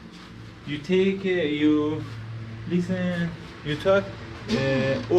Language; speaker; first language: English; non-native, learner; Persian